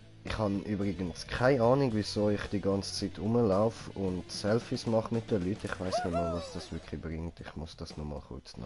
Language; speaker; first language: German; native; German